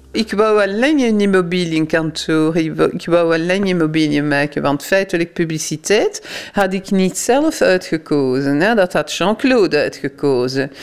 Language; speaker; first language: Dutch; non-native, local second language; French